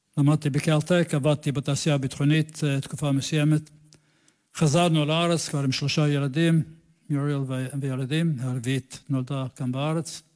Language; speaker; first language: Hebrew; non-native, fluent; English